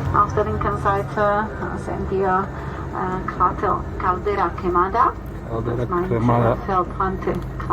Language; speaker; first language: German; non-native, fluent; Spanish